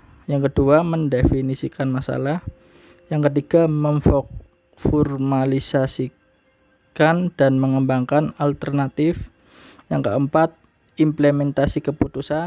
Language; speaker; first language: Indonesian; native; Indonesian